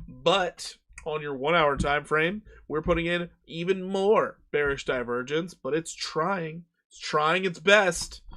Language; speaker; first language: English; native; English